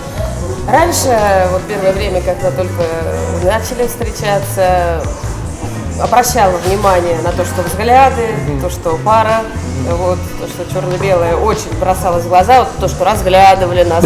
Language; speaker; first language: Russian; native; Russian